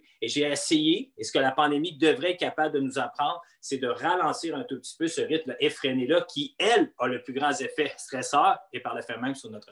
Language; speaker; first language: French; native; French